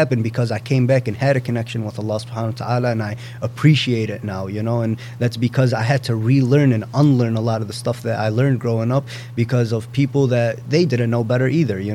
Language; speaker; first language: English; native; English